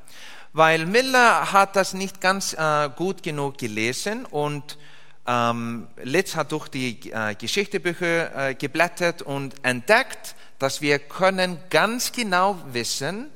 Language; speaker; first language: German; non-native, learner; Icelandic